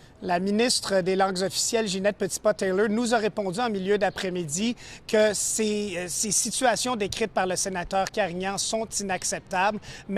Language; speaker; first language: French; native; French